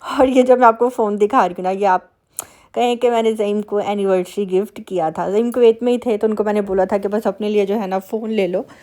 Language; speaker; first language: Urdu; native; Urdu